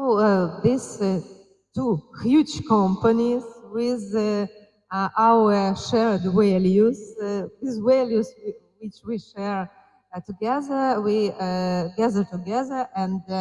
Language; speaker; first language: English; non-native, fluent; Ukrainian